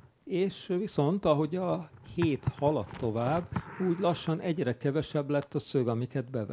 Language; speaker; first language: Hungarian; native; Hungarian